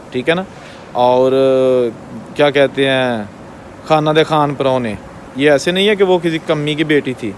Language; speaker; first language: Urdu; non-native, local second language; Punjabi